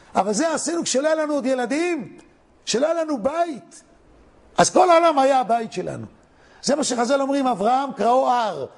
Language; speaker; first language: Hebrew; native; Hebrew